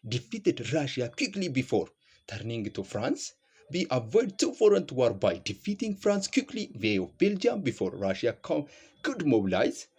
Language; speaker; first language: English; non-native, local second language; Amharic